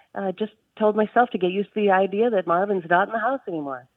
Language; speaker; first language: English; native; English